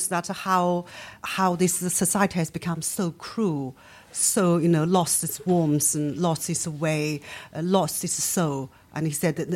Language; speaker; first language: English; non-native, fluent; Chinese